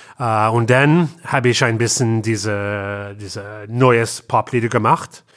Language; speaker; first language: German; non-native, learner; English